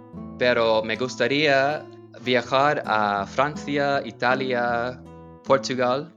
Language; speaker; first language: Spanish; non-native, learner; English